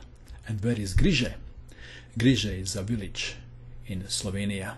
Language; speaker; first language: English; non-native, fluent; Croatian